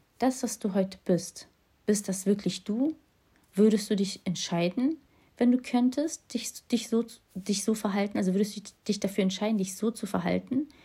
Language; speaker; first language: German; early bilingual, other home language; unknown